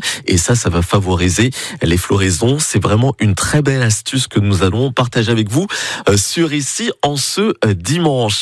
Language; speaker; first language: French; native; French